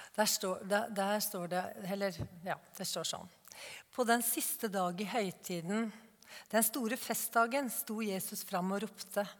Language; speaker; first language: Norwegian; native; Norwegian